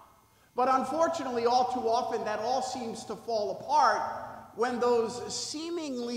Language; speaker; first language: English; native; English